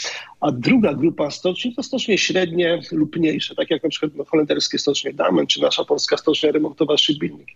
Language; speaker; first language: Polish; native; Polish